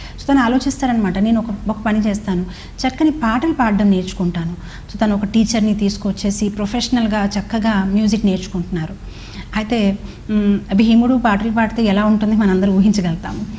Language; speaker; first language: Telugu; non-native, fluent; Hindi